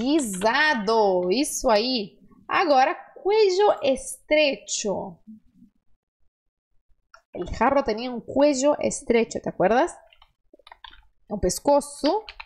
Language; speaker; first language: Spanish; non-native, fluent; Portuguese